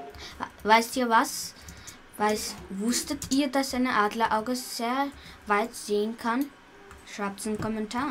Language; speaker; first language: German; early bilingual, other home language; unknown